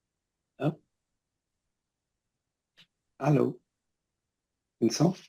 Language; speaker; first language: French; non-native, learner; English